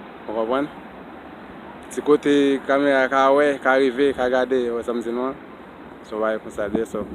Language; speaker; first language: French; non-native, learner; Haitian Creole